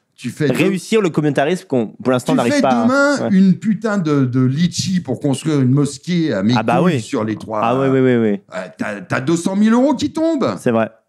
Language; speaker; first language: French; native; French